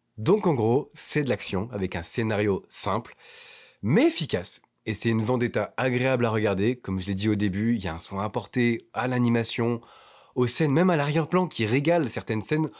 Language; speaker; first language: French; native; French